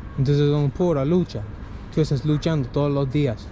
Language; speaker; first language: Spanish; non-native, learner; English